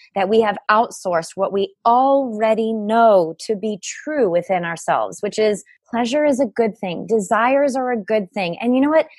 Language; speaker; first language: English; native; English